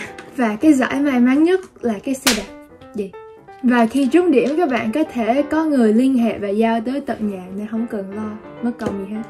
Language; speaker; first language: Vietnamese; early bilingual, heritage; Vietnamese